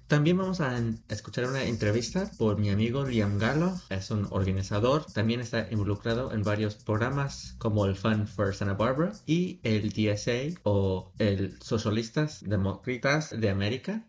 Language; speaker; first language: Spanish; early bilingual, heritage; Spanish